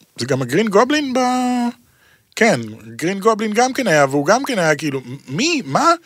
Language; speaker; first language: Hebrew; native; Hebrew